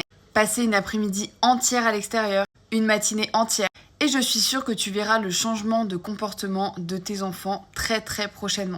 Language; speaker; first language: French; native; French